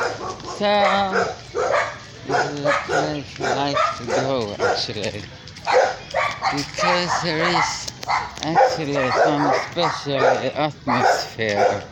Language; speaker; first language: English; non-native, learner; Norwegian